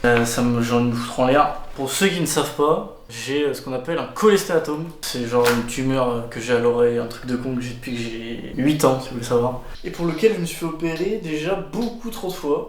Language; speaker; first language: French; native; French